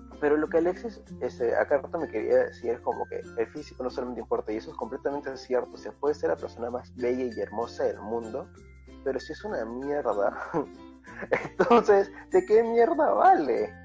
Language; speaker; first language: Spanish; native; Spanish